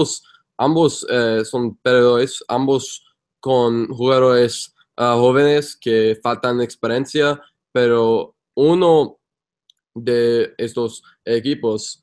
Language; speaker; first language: Spanish; non-native, fluent; English